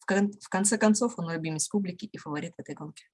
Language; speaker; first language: Russian; native; Russian